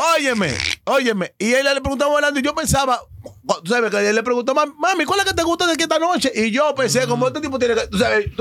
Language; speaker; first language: Spanish; native; Spanish